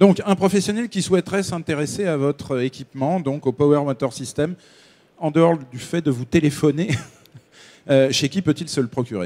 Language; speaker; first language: French; native; French